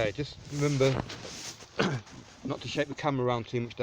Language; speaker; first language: English; native; English